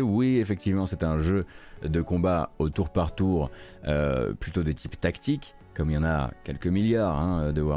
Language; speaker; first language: French; native; French